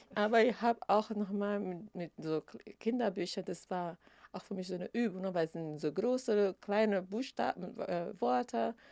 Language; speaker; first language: German; non-native, fluent; Portuguese